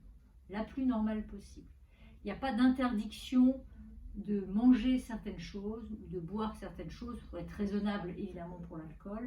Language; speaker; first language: French; native; French